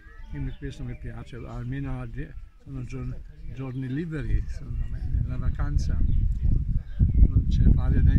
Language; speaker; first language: Italian; non-native, learner; Slovenian